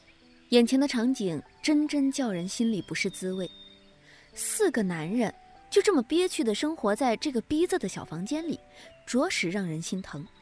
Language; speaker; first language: Chinese; native; Chinese